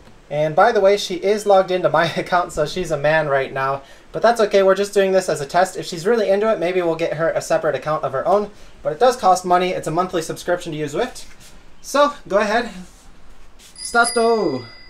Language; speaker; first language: English; native; English